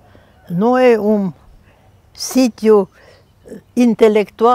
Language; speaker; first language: Portuguese; non-native, fluent; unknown